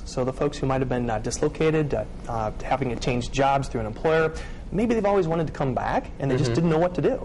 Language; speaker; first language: English; native; English